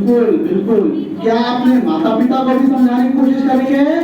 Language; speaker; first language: Hindi; native; Hindi